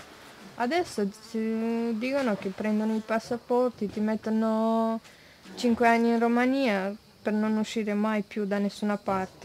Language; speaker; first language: Italian; non-native, fluent; Romanian